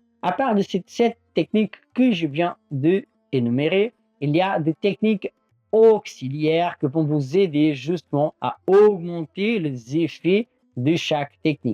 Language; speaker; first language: French; non-native, fluent; Portuguese